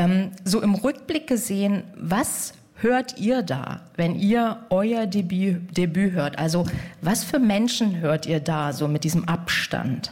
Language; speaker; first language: German; native; German